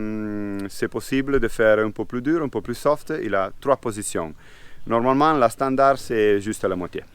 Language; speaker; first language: French; non-native, learner; Italian